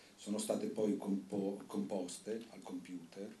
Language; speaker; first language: Italian; native; Italian